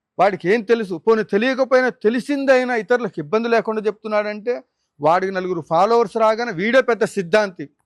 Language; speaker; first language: Telugu; native; Telugu